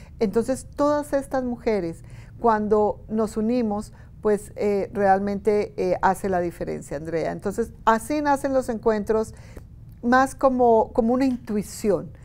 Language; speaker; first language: Spanish; native; Spanish